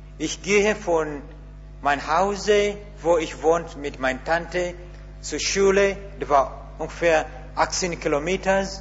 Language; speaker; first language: German; non-native, learner; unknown